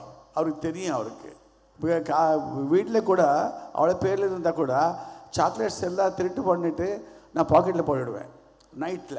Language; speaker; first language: Tamil; non-native, learner; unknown